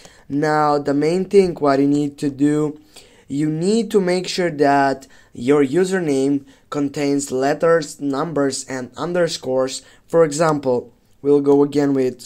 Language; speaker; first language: English; non-native, fluent; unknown